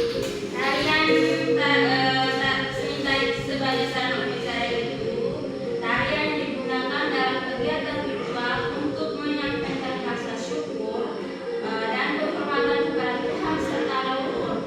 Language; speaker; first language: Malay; non-native, local second language; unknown